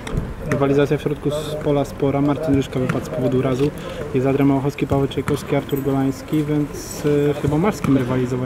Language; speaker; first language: Polish; native; Polish